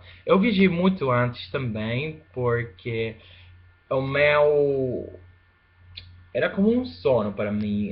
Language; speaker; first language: Portuguese; non-native, fluent; Spanish